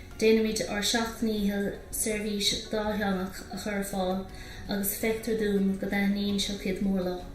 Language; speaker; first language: Irish; native; Irish